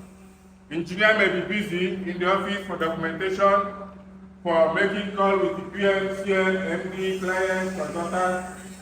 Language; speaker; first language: English; non-native, fluent; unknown